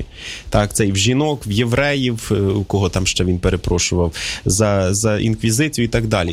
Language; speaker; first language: Ukrainian; native; Ukrainian